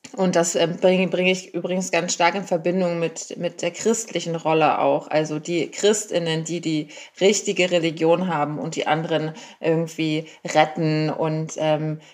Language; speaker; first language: German; native; German